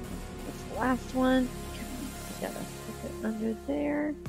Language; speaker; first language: English; native; English